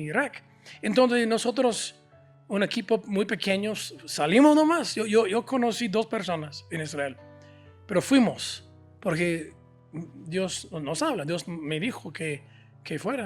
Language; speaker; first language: Spanish; non-native, fluent; English